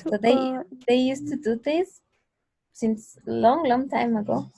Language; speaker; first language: English; non-native, fluent; Spanish